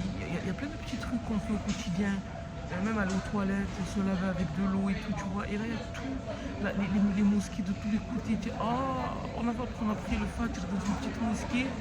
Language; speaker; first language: French; native; French